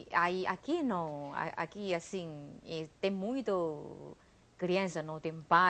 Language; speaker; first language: Portuguese; non-native, learner; Chinese